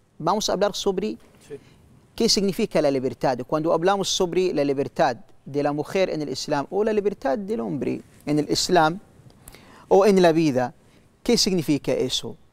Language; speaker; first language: Spanish; non-native, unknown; Arabic